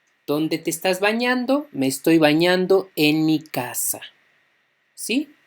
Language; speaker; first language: Spanish; non-native, local second language; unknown